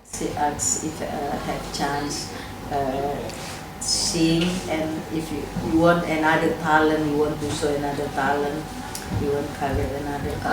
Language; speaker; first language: English; non-native, local second language; Indonesian